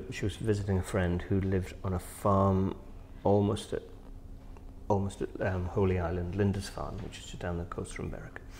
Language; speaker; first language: English; native; English